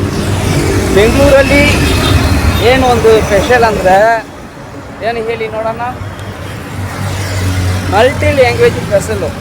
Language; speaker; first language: Kannada; non-native, local second language; Tamil